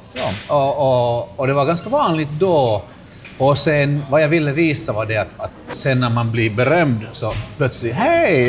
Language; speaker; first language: Swedish; non-native, local second language; Finnish